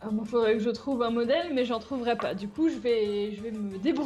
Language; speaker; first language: French; native; French